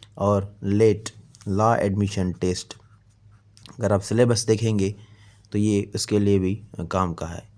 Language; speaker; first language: Urdu; non-native, local second language; Sindhi